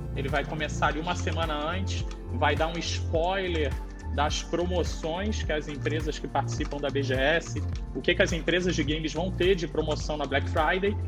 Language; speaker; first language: Portuguese; native; Portuguese